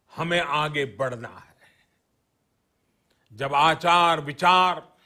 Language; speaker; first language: Hindi; non-native, local second language; Gujarati